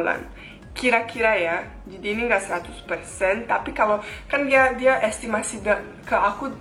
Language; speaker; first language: Indonesian; non-native, fluent; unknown